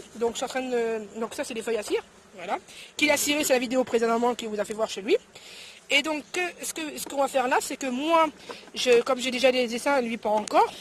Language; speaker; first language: French; native; French